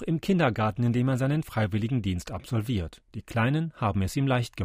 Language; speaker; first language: German; native; German